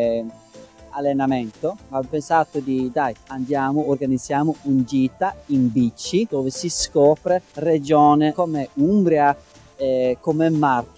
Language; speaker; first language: Italian; non-native, fluent; Norwegian